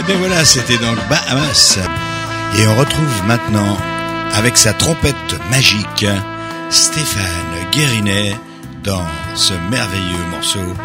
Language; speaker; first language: French; native; French